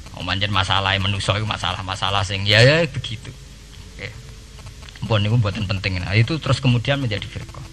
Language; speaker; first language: Indonesian; non-native, local second language; Javanese